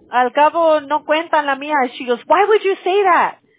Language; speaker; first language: English; early bilingual, other home language; Spanish